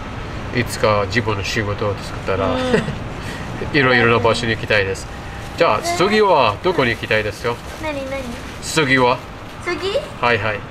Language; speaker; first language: Japanese; non-native, learner; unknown